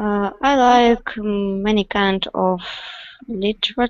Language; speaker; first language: English; non-native, learner; Russian